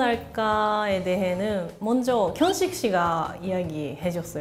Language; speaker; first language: Korean; non-native, learner; Japanese